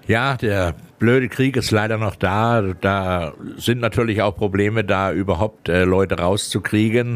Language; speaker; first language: German; native; German